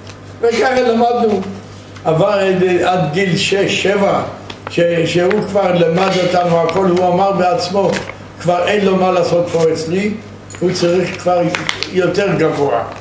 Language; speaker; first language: Hebrew; non-native, fluent; Yiddish